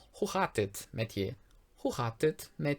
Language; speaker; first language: Dutch; non-native, fluent; Portuguese